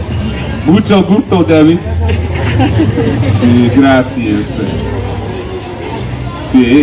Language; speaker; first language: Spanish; non-native, learner; English